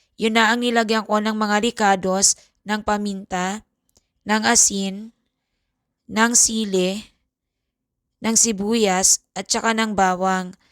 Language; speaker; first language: Filipino; non-native, local second language; Bikol